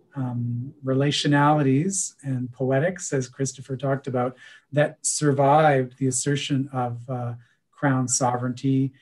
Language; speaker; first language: English; native; English